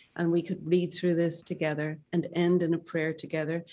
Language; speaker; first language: English; native; English